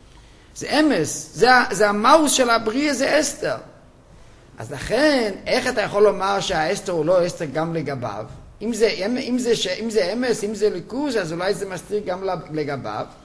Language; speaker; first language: Hebrew; non-native, fluent; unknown